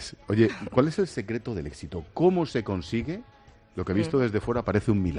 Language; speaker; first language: Spanish; native; Spanish